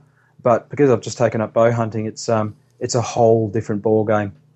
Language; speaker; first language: English; native; English